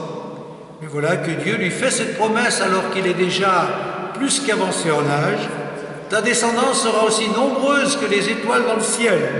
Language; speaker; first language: French; native; French